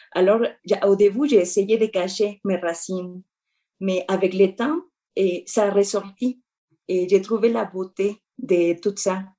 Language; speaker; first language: French; non-native, fluent; Spanish